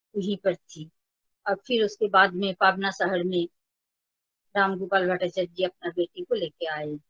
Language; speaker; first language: Hindi; non-native, local second language; Bangla